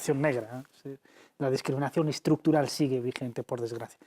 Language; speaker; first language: Spanish; native; Spanish